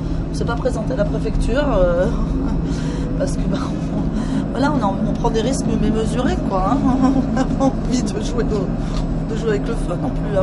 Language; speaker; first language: French; native; French